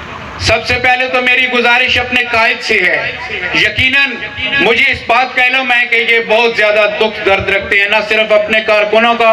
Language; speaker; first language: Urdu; non-native, local second language; Punjabi